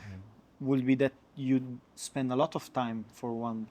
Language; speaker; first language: English; non-native, learner; Italian